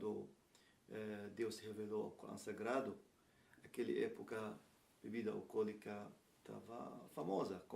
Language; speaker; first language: Portuguese; non-native, learner; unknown